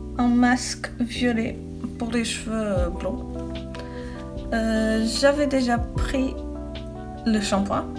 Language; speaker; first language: French; early bilingual, other home language; Portuguese